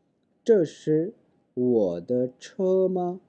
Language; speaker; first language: Chinese; non-native, fluent; Urdu